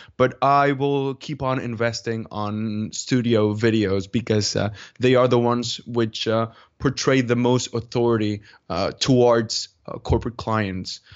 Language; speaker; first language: English; non-native, fluent; Spanish